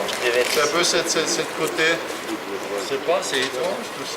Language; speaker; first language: French; non-native, fluent; German